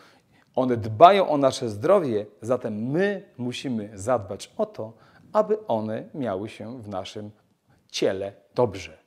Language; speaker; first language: Polish; native; Polish